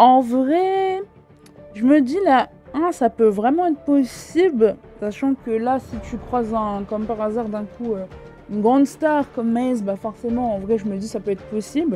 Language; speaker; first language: French; native; French